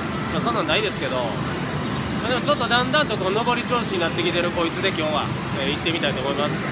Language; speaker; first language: Japanese; native; Japanese